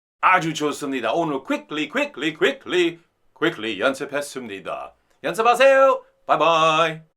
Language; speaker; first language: Korean; non-native, fluent; English